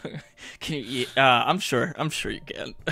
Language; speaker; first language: English; native; English